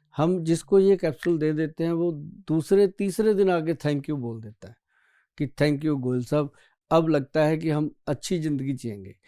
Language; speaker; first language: Hindi; native; Hindi